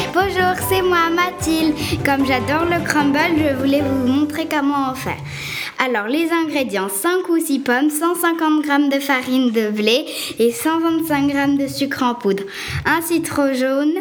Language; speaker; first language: French; native; French